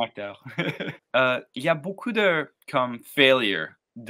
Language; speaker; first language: French; non-native, learner; English